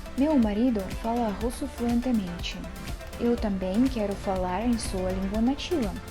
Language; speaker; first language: Portuguese; non-native, learner; Russian